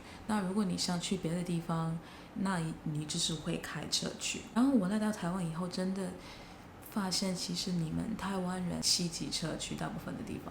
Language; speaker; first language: Chinese; non-native, fluent; English